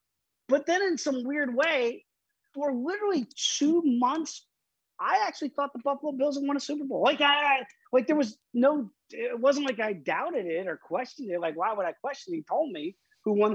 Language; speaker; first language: English; native; English